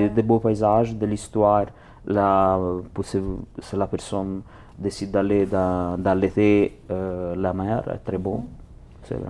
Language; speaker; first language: French; non-native, learner; Italian